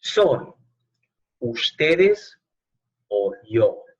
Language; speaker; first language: Spanish; non-native, fluent; English